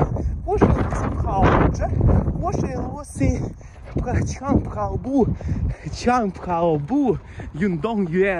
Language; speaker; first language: Chinese; non-native, learner; Russian